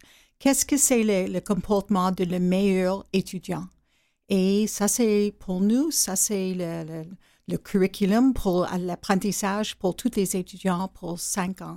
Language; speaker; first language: French; non-native, learner; English